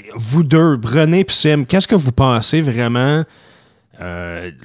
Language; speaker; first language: French; native; French